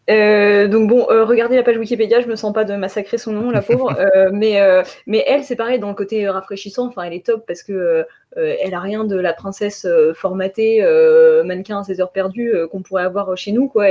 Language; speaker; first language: French; native; French